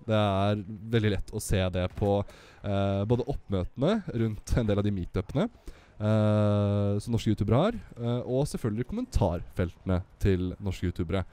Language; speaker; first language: Norwegian; native; Norwegian